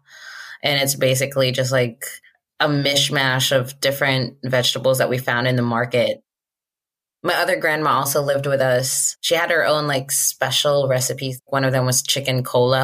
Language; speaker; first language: English; non-native, local second language; Hiligaynon